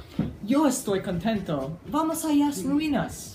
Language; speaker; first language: Spanish; non-native, learner; English